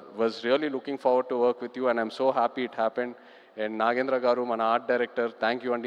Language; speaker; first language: Telugu; native; Telugu